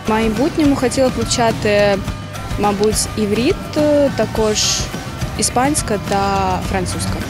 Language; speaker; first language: Ukrainian; non-native, local second language; Russian